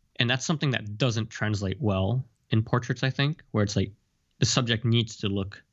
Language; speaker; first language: English; early bilingual, heritage; Japanese